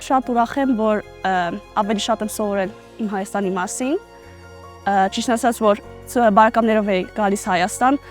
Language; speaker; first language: Armenian; non-native, learner; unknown